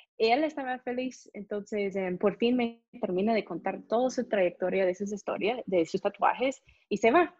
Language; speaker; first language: Spanish; non-native, fluent; English